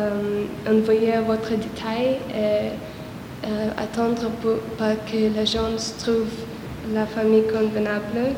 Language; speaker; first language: French; non-native, learner; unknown